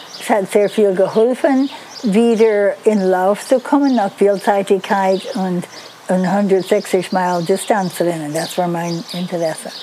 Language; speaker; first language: German; non-native, learner; Dutch